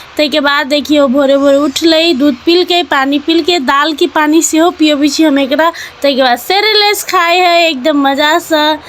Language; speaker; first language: Maithili; non-native, local second language; Nepali